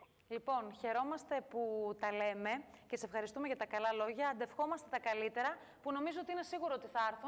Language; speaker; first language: Greek; native; Greek